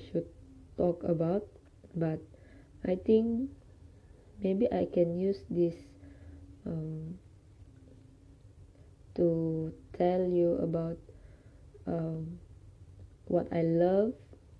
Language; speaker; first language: English; non-native, local second language; Malay